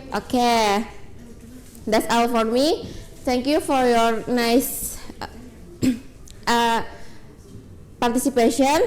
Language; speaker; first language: English; non-native, learner; Indonesian